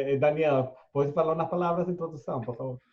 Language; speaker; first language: Portuguese; non-native, fluent; Spanish